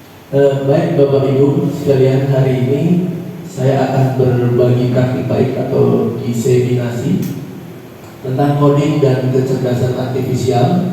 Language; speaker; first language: Indonesian; native; Indonesian